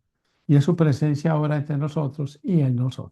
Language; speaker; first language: Spanish; native; Spanish